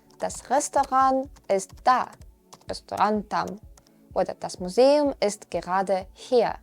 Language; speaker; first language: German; non-native, fluent; Ukrainian